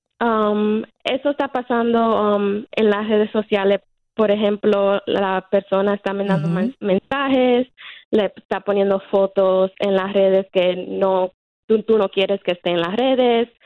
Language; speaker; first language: Spanish; early bilingual, heritage; Spanish